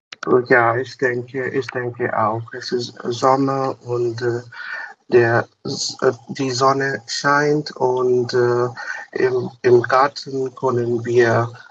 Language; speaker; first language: German; non-native, learner; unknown